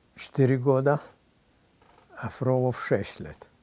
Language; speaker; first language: Russian; non-native, fluent; Polish